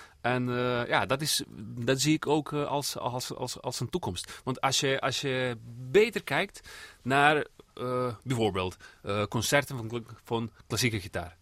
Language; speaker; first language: Dutch; non-native, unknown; Serbian